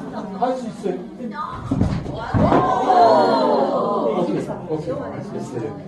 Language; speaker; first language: Korean; non-native, learner; Turkish